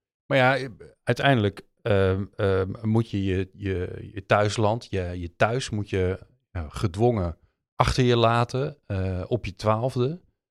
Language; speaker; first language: Dutch; native; Dutch